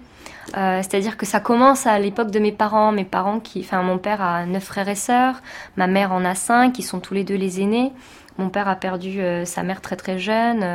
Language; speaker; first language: French; early bilingual, other home language; Tamil